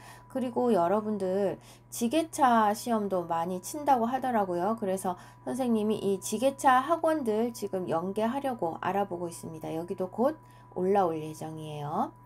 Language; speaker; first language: Korean; native; Korean